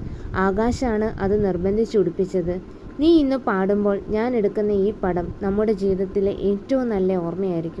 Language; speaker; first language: Malayalam; native; Malayalam